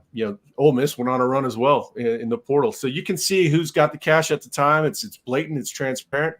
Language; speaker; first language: English; native; English